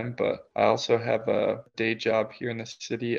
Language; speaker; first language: English; native; English